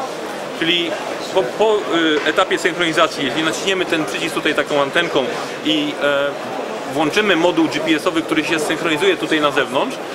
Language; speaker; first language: Polish; native; Polish